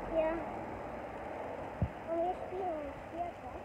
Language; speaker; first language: German; early bilingual, other home language; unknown